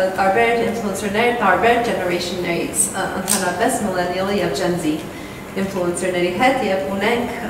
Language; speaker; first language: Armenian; early bilingual, heritage; Armenian